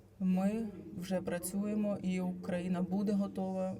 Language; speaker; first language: Ukrainian; non-native, fluent; Latvian